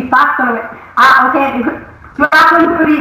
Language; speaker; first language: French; non-native, learner; Italian